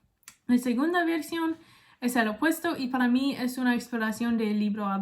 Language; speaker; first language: Spanish; non-native, learner; English